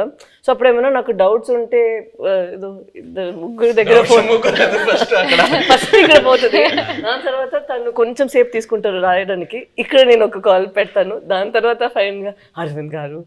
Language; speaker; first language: Telugu; non-native, fluent; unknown